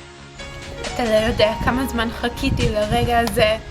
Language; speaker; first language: Hebrew; non-native, learner; English